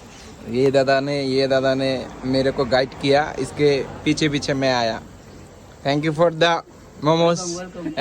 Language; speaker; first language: Hindi; non-native, learner; Bangla